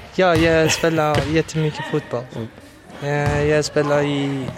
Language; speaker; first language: Swedish; non-native, learner; Persian